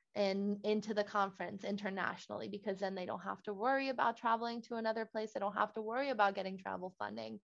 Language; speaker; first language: English; non-native, fluent; Spanish